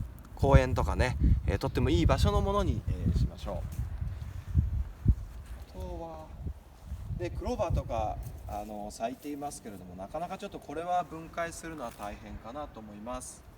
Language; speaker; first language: Japanese; native; Japanese